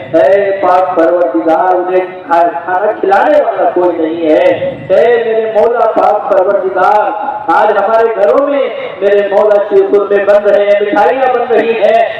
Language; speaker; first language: Urdu; native; Urdu